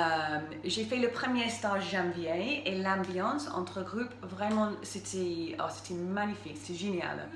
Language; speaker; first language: French; non-native, fluent; English